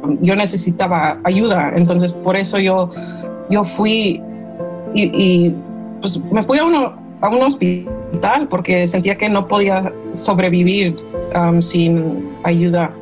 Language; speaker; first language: Spanish; early bilingual, heritage; English